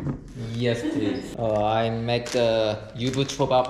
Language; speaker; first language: English; non-native, learner; Korean